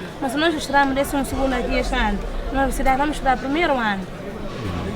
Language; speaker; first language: Portuguese; non-native, local second language; Upper Guinea Crioulo